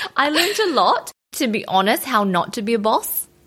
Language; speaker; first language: English; native; English